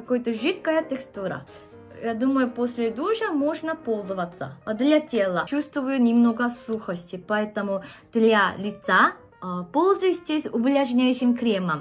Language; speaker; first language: Russian; non-native, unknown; Korean